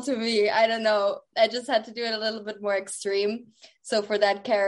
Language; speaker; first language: English; non-native, fluent; Dutch